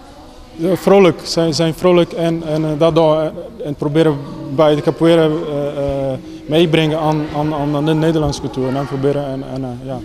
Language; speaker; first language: Dutch; non-native, fluent; Portuguese